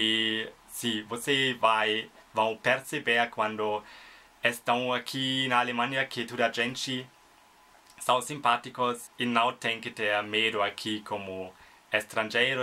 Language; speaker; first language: Portuguese; non-native, fluent; German